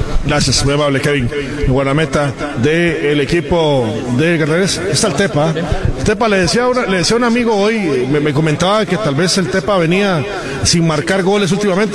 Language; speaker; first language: Spanish; native; Spanish